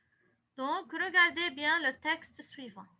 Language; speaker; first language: French; non-native, local second language; Arabic